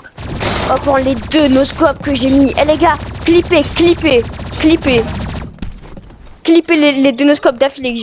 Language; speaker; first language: French; native; French